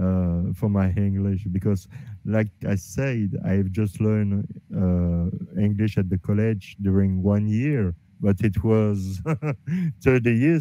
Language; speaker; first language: English; non-native, learner; French